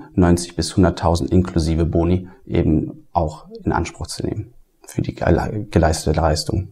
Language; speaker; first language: German; native; German